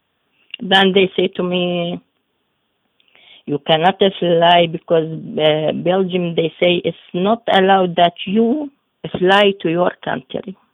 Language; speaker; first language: English; non-native, learner; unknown